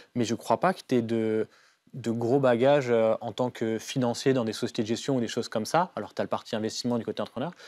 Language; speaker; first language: French; native; French